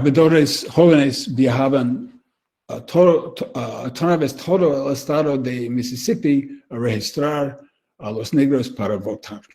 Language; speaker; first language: Spanish; non-native, learner; English